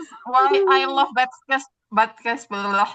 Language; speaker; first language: English; non-native, learner; Indonesian